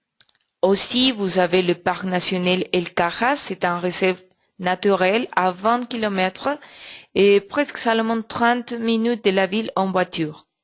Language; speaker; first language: French; non-native, learner; Spanish